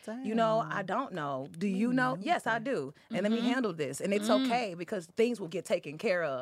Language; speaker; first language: English; native; English